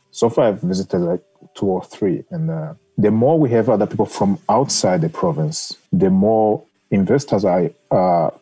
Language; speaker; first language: English; non-native, local second language; Kinyarwanda